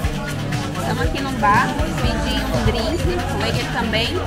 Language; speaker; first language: Portuguese; native; Portuguese